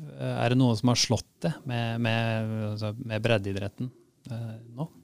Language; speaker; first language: Norwegian; native; Norwegian